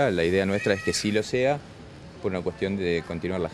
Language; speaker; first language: Spanish; native; Spanish